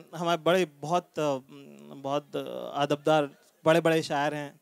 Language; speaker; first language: Hindi; native; Hindi